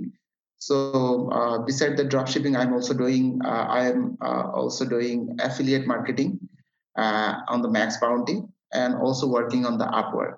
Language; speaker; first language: English; non-native, local second language; Bangla